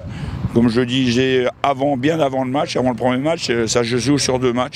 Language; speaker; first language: French; native; French